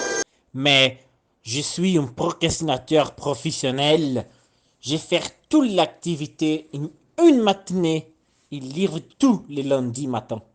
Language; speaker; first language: French; non-native, learner; Portuguese